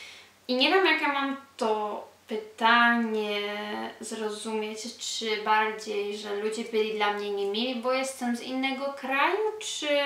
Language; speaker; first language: Polish; early bilingual, heritage; Polish